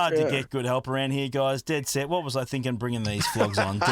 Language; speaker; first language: English; native; English